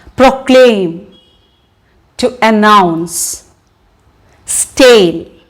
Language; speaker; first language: English; non-native, local second language; Malayalam